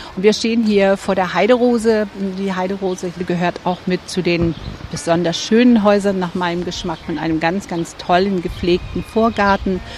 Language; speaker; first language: German; native; German